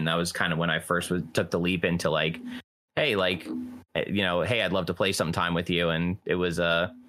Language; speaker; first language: English; native; English